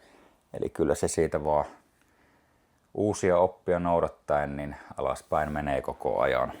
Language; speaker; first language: Finnish; native; Finnish